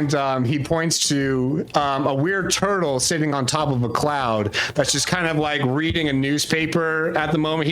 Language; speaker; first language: English; native; English